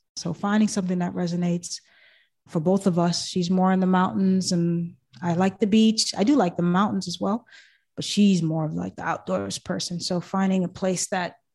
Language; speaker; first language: English; native; English